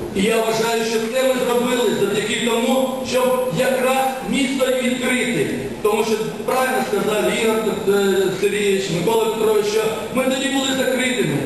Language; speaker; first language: Ukrainian; non-native, local second language; Russian